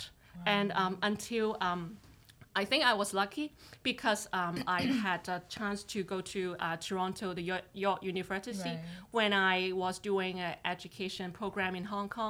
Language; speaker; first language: English; non-native, local second language; Cantonese